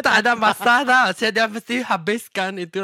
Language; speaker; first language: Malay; non-native, local second language; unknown